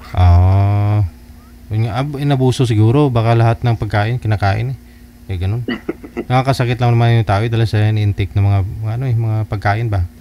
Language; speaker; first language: Filipino; native; Filipino